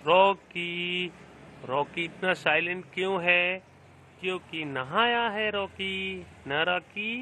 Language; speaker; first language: Hindi; native; Hindi